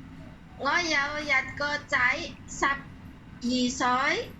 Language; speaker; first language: Cantonese; non-native, learner; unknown